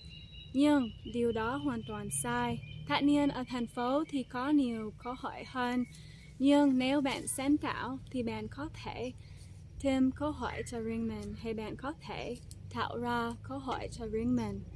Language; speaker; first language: Vietnamese; non-native, fluent; English